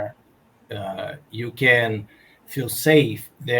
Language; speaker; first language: English; non-native, learner; Portuguese